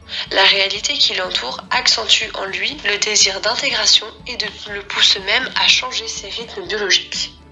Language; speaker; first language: French; native; French